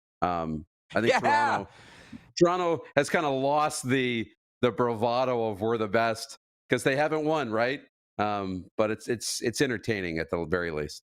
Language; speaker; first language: English; native; English